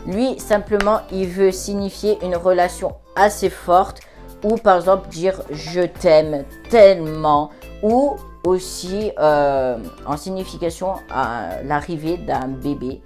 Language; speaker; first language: French; native; French